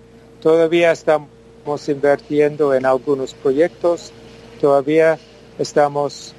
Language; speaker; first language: Spanish; non-native, fluent; English